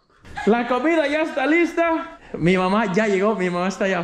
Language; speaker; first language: Spanish; native; Spanish